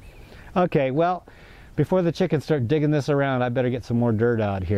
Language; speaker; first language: English; native; English